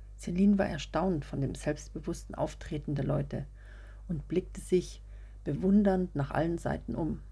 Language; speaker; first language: German; native; German